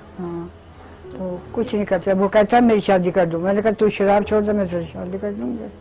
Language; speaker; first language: Hindi; early bilingual, other home language; Punjabi